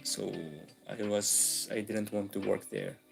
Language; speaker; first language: English; non-native, local second language; Filipino